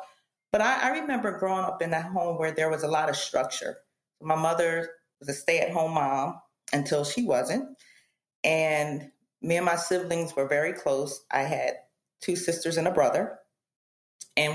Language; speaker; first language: English; native; English